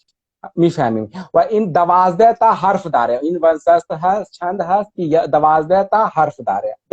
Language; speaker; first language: Persian; non-native, fluent; Hindi